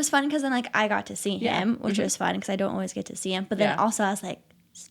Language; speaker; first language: English; native; English